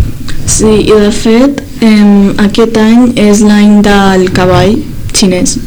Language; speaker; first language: Catalan; early bilingual, other home language; Chinese